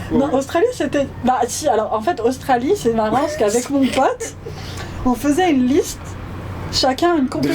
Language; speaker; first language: French; native; French